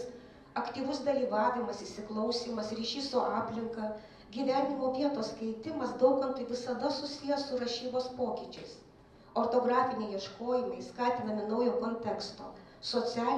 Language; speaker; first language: Lithuanian; native; Lithuanian